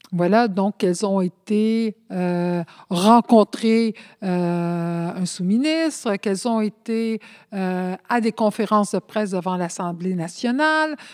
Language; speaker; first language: French; early bilingual, other home language; Spanish